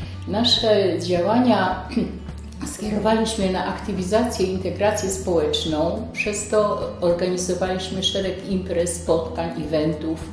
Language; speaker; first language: Polish; native; Polish